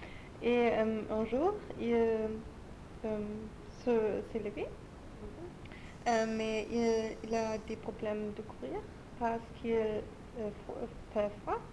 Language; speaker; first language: French; non-native, learner; German